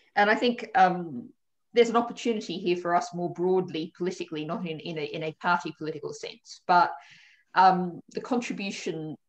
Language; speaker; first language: English; native; English